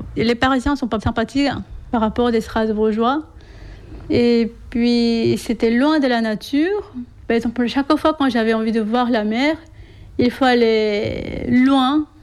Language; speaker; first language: French; non-native, fluent; Korean